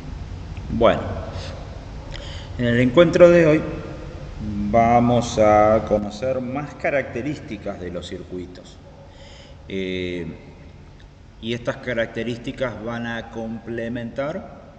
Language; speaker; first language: Spanish; native; Spanish